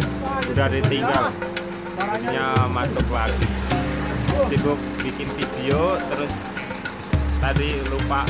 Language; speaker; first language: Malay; non-native, local second language; Javanese